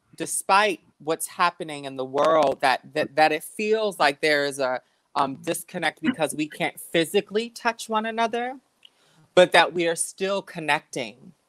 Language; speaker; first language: English; native; English